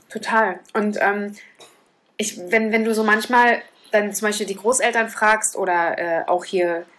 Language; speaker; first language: German; native; German